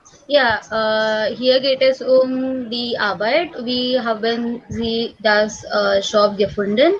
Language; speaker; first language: German; non-native, learner; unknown